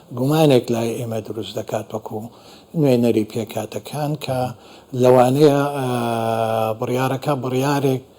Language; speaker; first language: Central Kurdish; non-native, local second language; Assyrian Neo-Aramaic